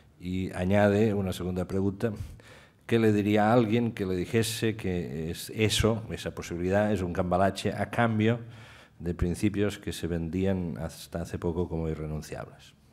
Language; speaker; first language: Spanish; non-native, local second language; Catalan